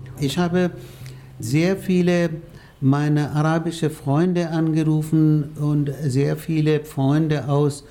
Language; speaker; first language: German; non-native, fluent; Arabic